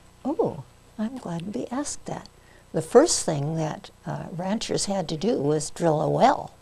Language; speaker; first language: English; native; English